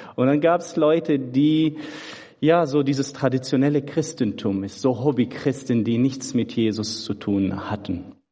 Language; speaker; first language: German; early bilingual, other home language; Turoyo